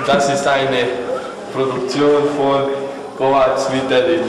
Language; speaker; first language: German; non-native, learner; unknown